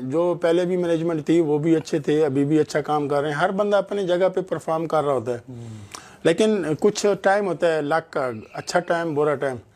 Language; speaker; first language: Urdu; non-native, local second language; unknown